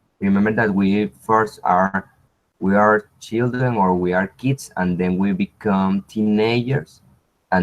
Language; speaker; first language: English; non-native, learner; Spanish